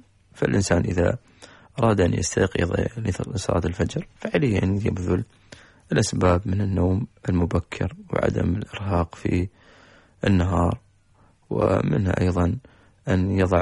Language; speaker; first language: Arabic; native; Arabic